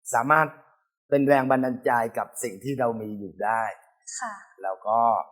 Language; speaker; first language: Thai; native; Thai